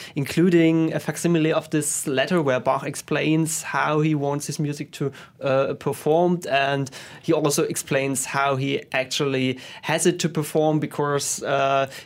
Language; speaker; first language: English; non-native, fluent; German